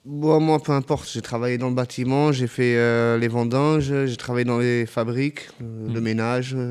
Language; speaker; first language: French; native; French